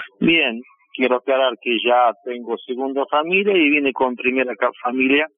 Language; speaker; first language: Spanish; non-native, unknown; Russian